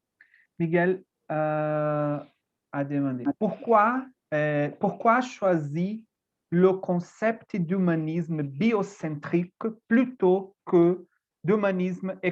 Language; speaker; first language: French; non-native, fluent; Portuguese